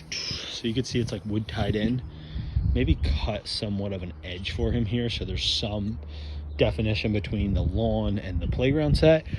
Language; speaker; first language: English; native; English